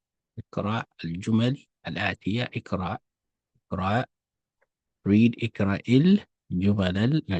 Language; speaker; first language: Arabic; non-native, fluent; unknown